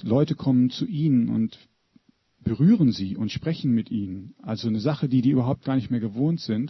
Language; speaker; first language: German; native; German